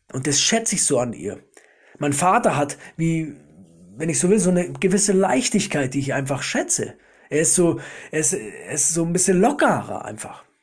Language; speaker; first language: German; native; German